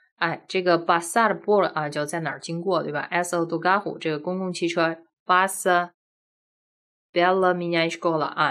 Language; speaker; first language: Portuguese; non-native, fluent; Chinese